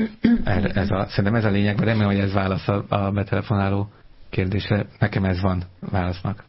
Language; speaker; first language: Hungarian; native; Hungarian